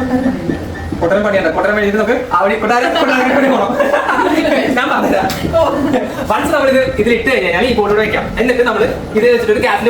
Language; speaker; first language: Malayalam; native; Malayalam